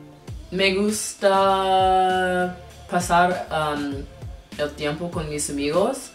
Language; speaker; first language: Spanish; non-native, learner; English